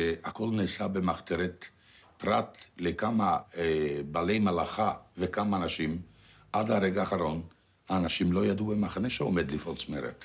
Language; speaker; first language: Hebrew; non-native, fluent; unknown